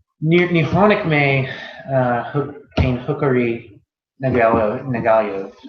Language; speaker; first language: Irish; non-native, learner; English